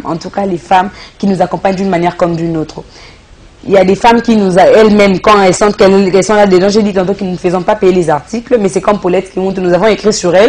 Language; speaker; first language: French; non-native, local second language; Lingala